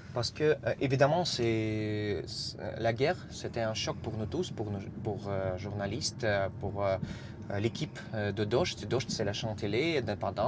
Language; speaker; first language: French; non-native, fluent; Russian